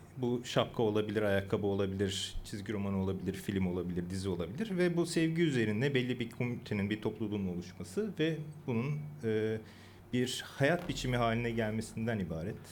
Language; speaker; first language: Turkish; early bilingual, other home language; Korean